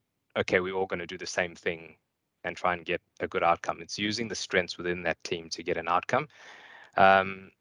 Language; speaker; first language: English; native; English